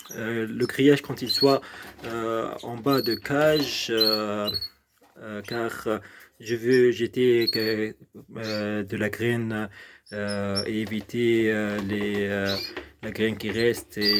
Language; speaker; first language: French; non-native, local second language; Arabic